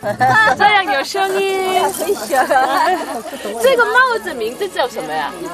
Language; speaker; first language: Chinese; non-native, fluent; Korean